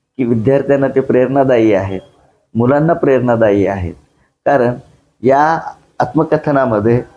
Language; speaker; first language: Marathi; non-native, local second language; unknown